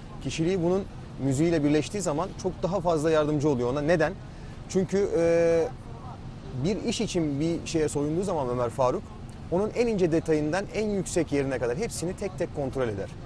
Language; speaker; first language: Turkish; native; Turkish